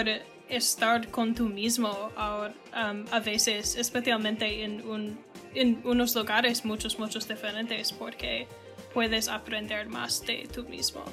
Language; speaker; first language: Spanish; non-native, learner; English